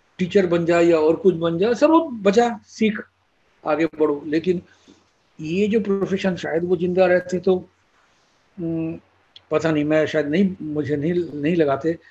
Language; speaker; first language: Hindi; non-native, local second language; Bangla